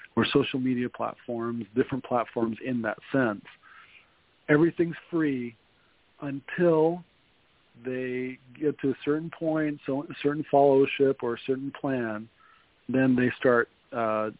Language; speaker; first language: English; native; English